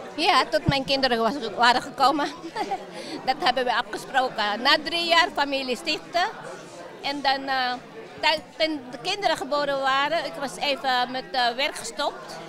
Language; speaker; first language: Dutch; non-native, fluent; Filipino